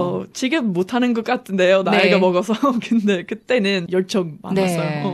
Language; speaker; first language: Korean; non-native, learner; English